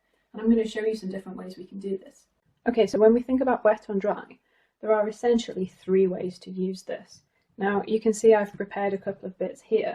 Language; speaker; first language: English; native; English